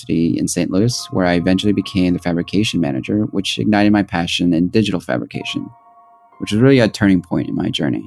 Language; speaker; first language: English; native; English